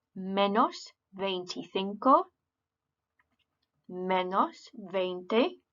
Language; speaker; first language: Spanish; non-native, fluent; English